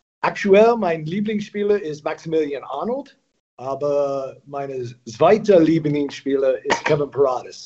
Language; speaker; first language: German; non-native, learner; English